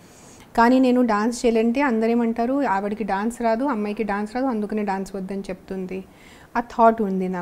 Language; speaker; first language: Telugu; non-native, local second language; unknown